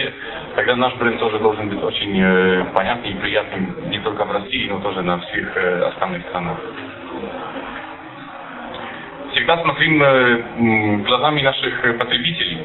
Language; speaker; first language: Russian; non-native, fluent; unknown